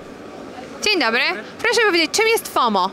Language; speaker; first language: Polish; native; Polish